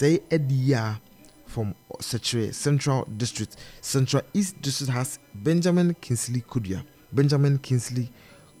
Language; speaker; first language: English; non-native, local second language; Akan